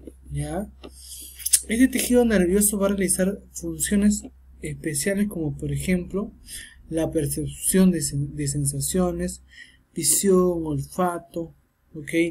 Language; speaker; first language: Spanish; native; Spanish